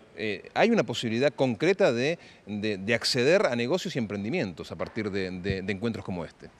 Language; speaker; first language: Spanish; native; Spanish